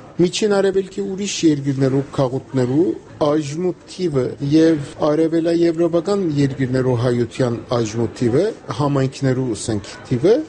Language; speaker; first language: Armenian; native; Armenian